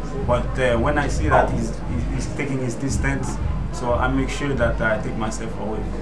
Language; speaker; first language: English; non-native, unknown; French